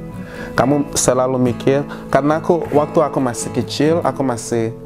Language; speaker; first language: Indonesian; non-native, fluent; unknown